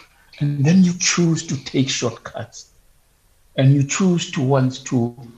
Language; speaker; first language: English; non-native, local second language; Southern Sotho